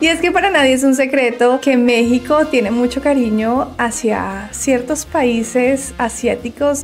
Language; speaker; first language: Spanish; native; Spanish